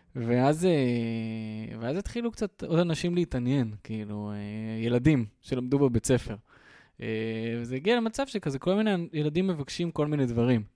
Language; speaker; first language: Hebrew; native; Hebrew